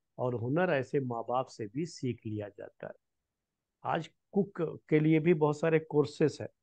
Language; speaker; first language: Hindi; native; Hindi